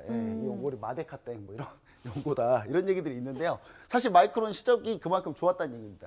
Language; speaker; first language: Korean; native; Korean